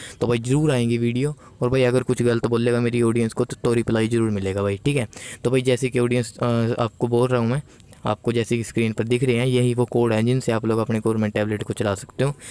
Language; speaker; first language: Hindi; native; Hindi